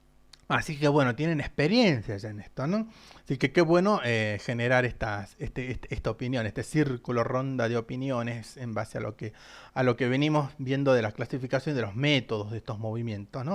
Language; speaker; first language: Spanish; native; Spanish